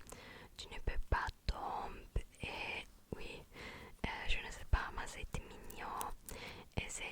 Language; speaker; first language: French; non-native, learner; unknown